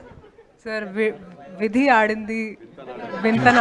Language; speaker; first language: Telugu; non-native, local second language; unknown